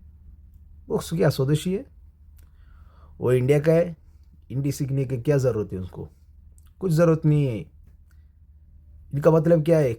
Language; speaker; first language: Hindi; non-native, local second language; Malayalam